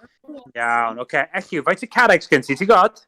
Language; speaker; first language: Welsh; native; Welsh